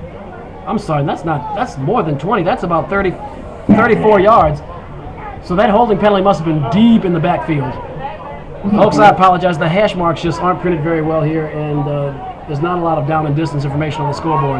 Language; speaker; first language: English; native; English